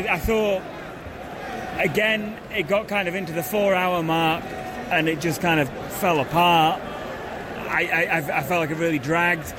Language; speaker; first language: English; native; English